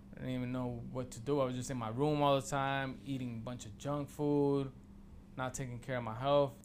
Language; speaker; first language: English; early bilingual, other home language; Spanish